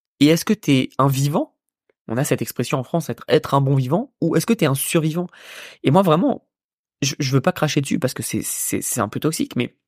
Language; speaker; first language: French; native; French